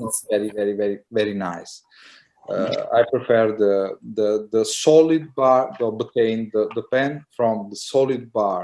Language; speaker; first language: English; non-native, learner; Italian